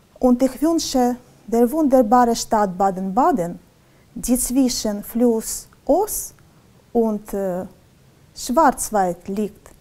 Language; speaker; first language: German; non-native, learner; Russian